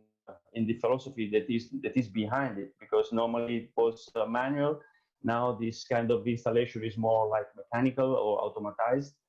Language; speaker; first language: English; non-native, fluent; Italian